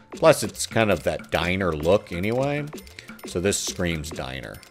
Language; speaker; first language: English; native; English